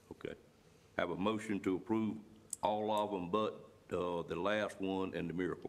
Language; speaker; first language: English; native; English